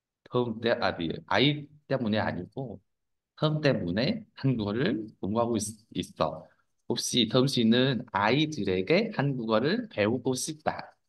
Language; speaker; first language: Korean; non-native, fluent; Vietnamese